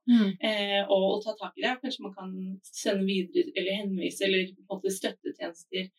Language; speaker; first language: Norwegian; non-native, fluent; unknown